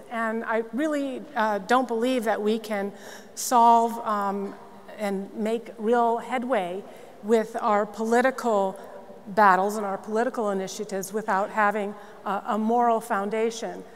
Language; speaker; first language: English; native; English